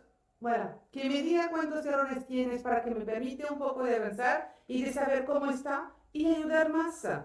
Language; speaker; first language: Spanish; non-native, fluent; French